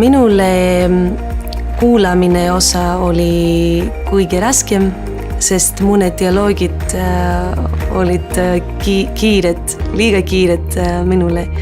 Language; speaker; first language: Estonian; non-native, learner; Greek